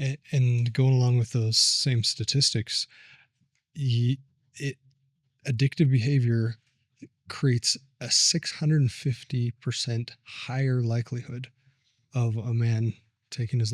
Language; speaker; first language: English; native; English